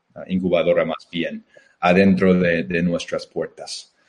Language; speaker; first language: Spanish; non-native, fluent; English